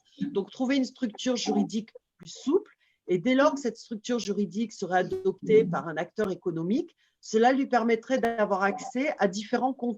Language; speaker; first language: French; native; French